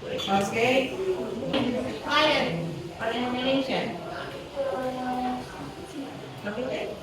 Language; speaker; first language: English; non-native, fluent; Indonesian